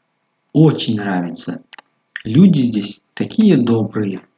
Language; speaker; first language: Russian; non-native, local second language; Tajik